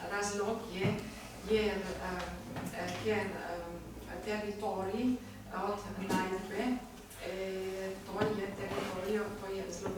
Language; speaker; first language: Slovenian; non-native, learner; German